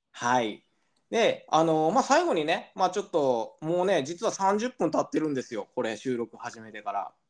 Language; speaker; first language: Japanese; native; Japanese